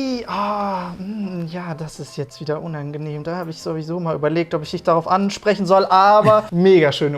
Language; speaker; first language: German; native; German